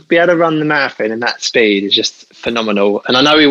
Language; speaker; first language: English; native; English